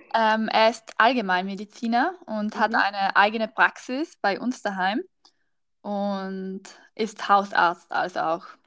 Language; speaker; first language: German; native; German